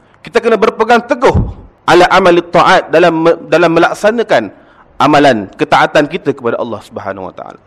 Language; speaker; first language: Malay; native; Malay